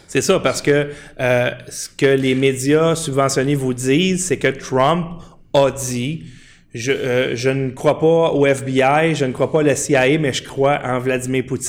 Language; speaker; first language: French; native; French